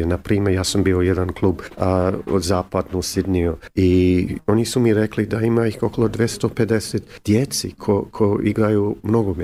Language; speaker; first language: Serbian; early bilingual, heritage; English